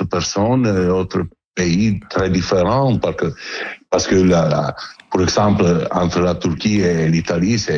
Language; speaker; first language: French; non-native, learner; Italian